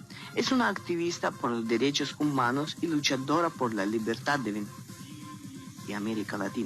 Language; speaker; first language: Spanish; non-native, learner; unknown